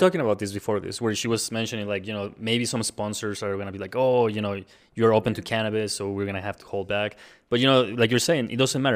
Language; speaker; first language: English; early bilingual, other home language; Spanish